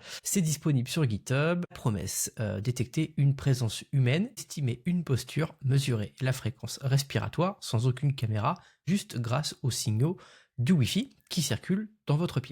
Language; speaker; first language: French; native; French